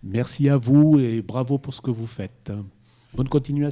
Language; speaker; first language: French; native; French